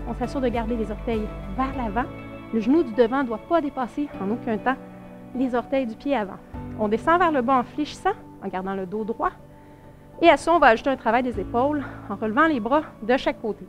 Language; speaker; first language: French; native; French